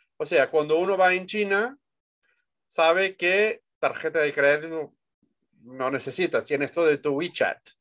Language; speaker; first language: Spanish; non-native, fluent; Portuguese